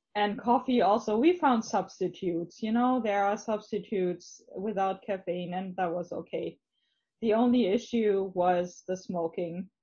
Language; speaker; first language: English; non-native, fluent; German